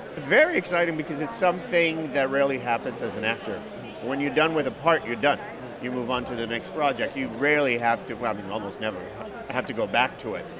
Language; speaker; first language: English; non-native, fluent; French